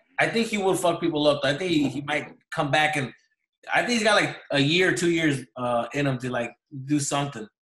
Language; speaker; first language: English; early bilingual, other home language; Spanish